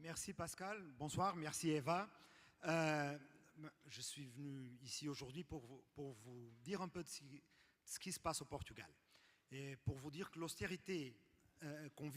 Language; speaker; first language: French; non-native, fluent; Portuguese